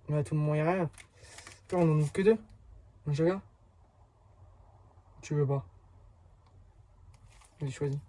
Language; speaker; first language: French; native; French